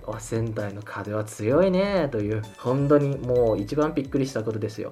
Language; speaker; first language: Japanese; non-native, fluent; Chinese